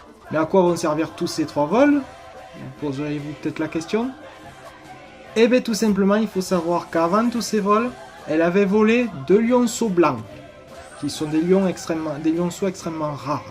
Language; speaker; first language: French; native; French